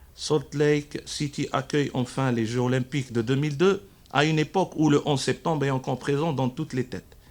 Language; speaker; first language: French; non-native, local second language; Arabic